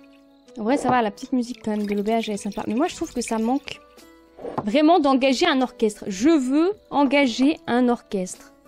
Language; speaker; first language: French; native; French